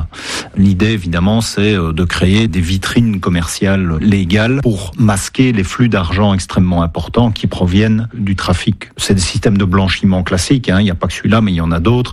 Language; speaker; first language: French; native; French